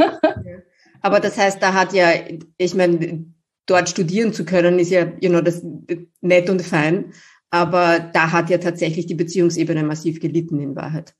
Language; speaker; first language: German; native; German